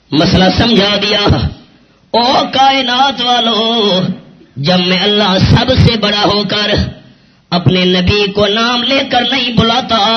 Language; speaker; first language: Urdu; non-native, local second language; Pashto